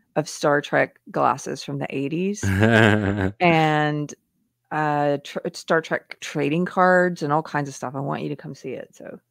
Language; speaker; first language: English; native; English